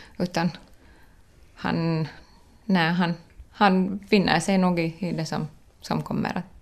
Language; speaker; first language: Swedish; native; Swedish